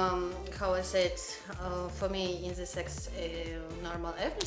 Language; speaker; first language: English; non-native, learner; Russian